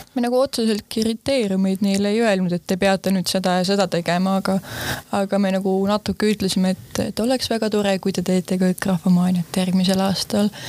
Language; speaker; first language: Estonian; native; Estonian